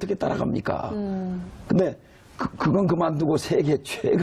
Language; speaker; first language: Korean; native; Korean